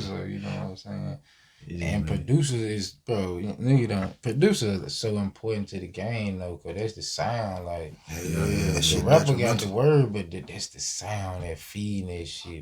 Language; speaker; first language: English; native; English